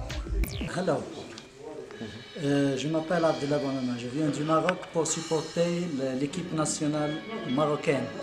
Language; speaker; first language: French; non-native, local second language; Arabic